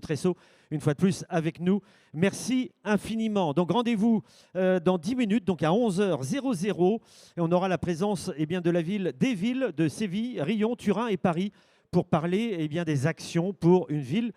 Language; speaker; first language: French; native; French